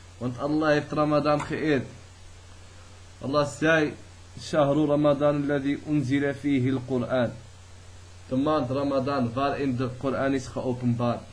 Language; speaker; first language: Dutch; early bilingual, other home language; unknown